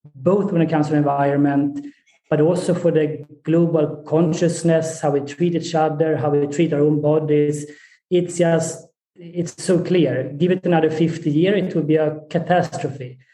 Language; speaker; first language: English; non-native, fluent; Swedish